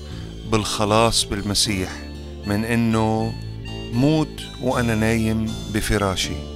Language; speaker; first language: Arabic; native; Arabic